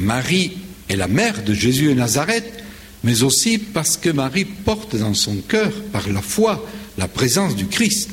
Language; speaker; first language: French; non-native, fluent; Spanish